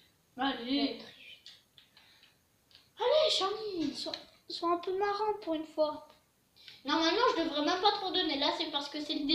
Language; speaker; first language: French; native; French